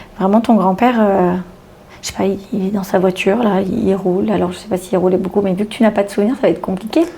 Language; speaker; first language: French; early bilingual, other home language; Portuguese